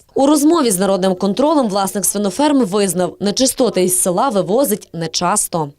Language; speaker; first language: Ukrainian; native; Ukrainian